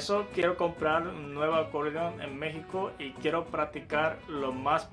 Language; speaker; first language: Spanish; non-native, fluent; Japanese